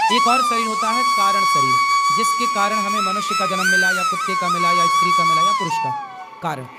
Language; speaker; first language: Hindi; native; Hindi